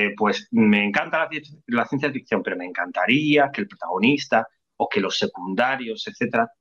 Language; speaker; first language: Spanish; native; Spanish